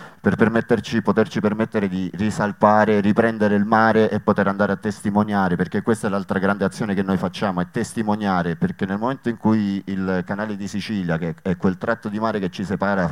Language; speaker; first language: Italian; native; Italian